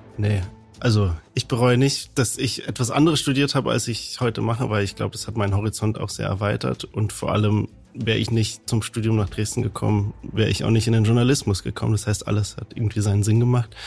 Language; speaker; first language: German; native; German